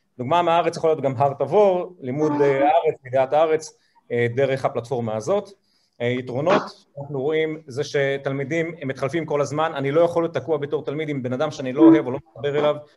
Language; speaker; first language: Hebrew; non-native, local second language; Arabic